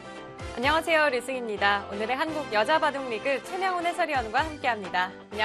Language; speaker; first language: Korean; native; Korean